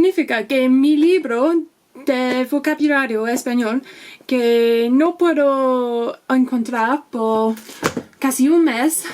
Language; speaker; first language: Spanish; non-native, learner; English